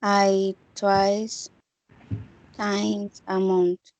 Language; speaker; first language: English; non-native, learner; Spanish